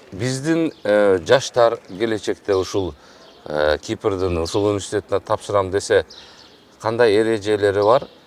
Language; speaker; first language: Kyrgyz; native; Kyrgyz